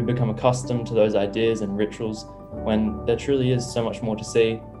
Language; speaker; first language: English; native; English